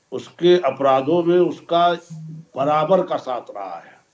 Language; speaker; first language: Hindi; native; Hindi